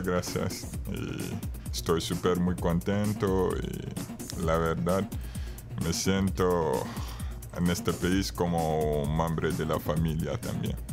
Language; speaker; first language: Spanish; non-native, fluent; Bambara